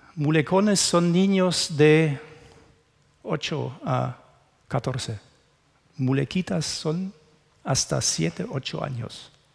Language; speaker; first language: Spanish; non-native, fluent; German